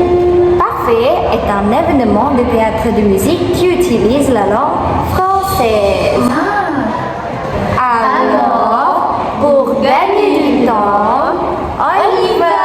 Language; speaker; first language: French; non-native, learner; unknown